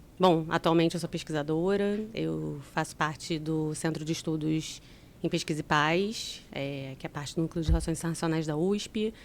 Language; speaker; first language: Portuguese; native; Portuguese